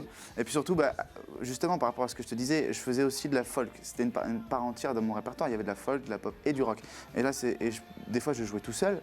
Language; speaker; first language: French; native; French